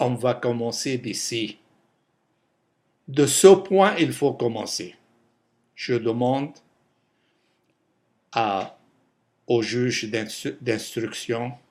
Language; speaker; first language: French; non-native, local second language; Arabic